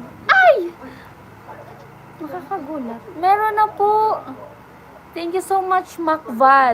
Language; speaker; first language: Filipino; non-native, local second language; Bikol